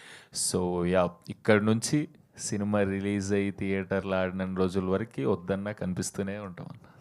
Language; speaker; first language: Telugu; native; Telugu